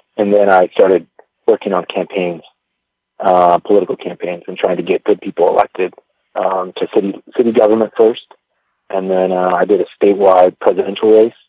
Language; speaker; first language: English; early bilingual, other home language; Spanish